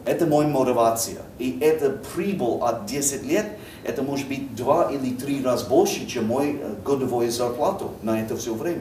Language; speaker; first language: Russian; non-native, learner; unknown